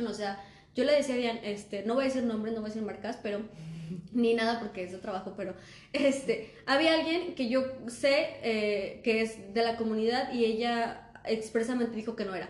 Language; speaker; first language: Spanish; native; Spanish